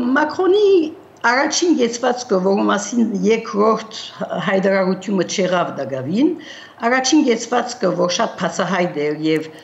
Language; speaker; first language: Armenian; early bilingual, heritage; Armenian